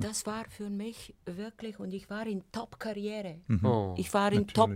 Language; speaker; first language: German; non-native, fluent; Bulgarian